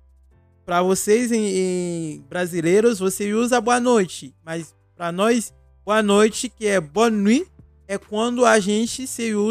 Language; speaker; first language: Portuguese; non-native, fluent; Haitian Creole